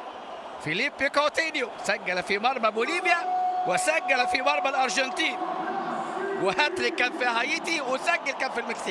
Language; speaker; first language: Arabic; native; Arabic